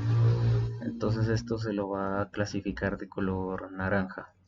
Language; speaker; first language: Spanish; native; Spanish